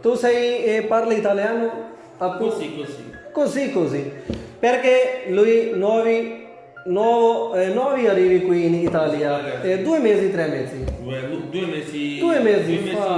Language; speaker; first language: Italian; non-native, learner; Urdu